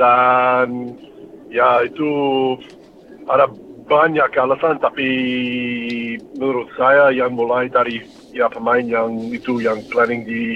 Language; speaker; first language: Indonesian; non-native, fluent; English